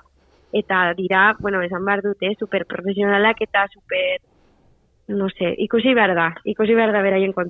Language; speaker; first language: Basque; non-native, local second language; Spanish